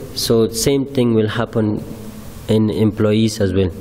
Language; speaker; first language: English; non-native, fluent; Persian